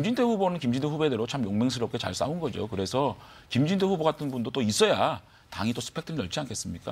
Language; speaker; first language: Korean; native; Korean